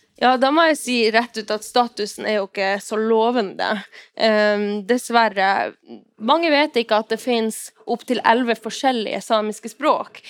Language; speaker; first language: Norwegian; non-native, local second language; Northern Sami